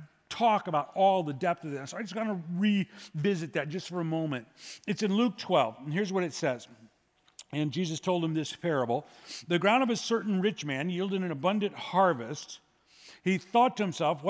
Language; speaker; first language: English; native; English